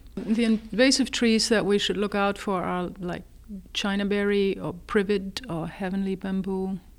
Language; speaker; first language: English; non-native, fluent; German